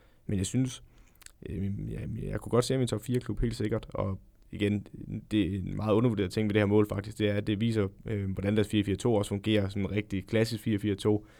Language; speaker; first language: Danish; native; Danish